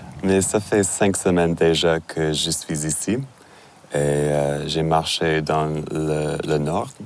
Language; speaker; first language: French; non-native, learner; English